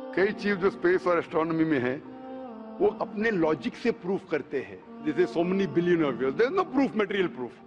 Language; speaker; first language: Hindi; non-native, local second language; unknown